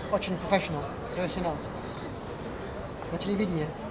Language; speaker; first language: Russian; early bilingual, heritage; Russian